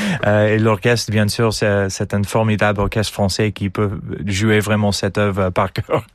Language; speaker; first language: French; non-native, fluent; English